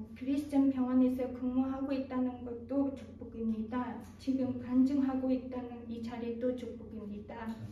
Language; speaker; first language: Korean; non-native, fluent; Mongolian